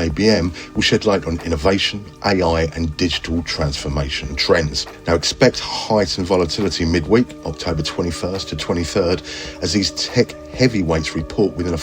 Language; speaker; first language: English; native; English